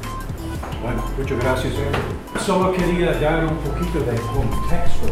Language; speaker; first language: Spanish; non-native, learner; English